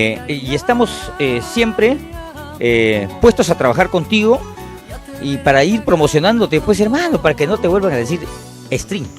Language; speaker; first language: Spanish; native; Spanish